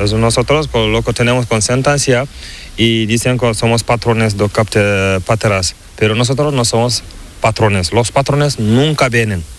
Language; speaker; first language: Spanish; non-native, learner; Fula